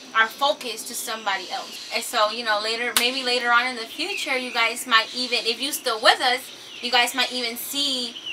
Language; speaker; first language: English; early bilingual, other home language; Spanish